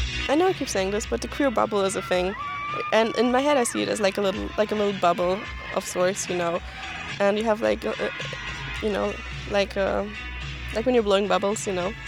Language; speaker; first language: English; non-native, fluent; German